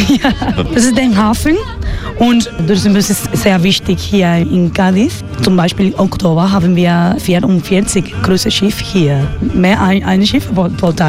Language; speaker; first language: German; non-native, learner; Spanish